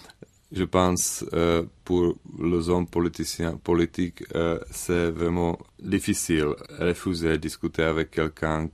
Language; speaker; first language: French; non-native, learner; Czech